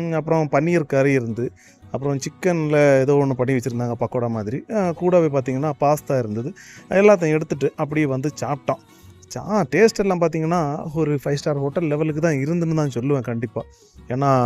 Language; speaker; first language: Tamil; native; Tamil